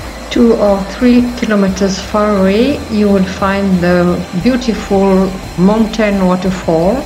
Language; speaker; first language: English; non-native, learner; French